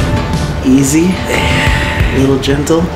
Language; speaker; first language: English; native; English